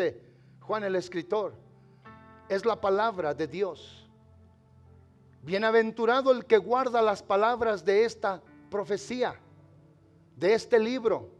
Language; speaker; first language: Spanish; native; Spanish